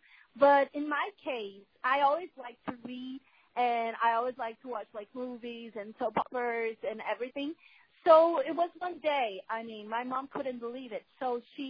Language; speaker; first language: English; non-native, fluent; Portuguese